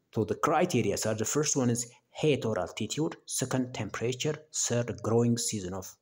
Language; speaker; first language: English; non-native, local second language; Amharic